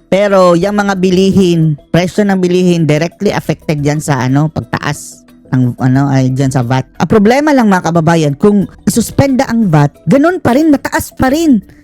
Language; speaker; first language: Filipino; native; Filipino